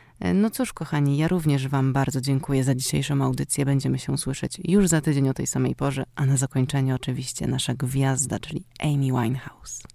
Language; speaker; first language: Polish; native; Polish